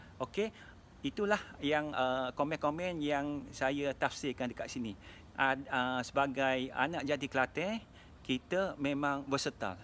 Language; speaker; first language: Malay; non-native, local second language; Min Nan Chinese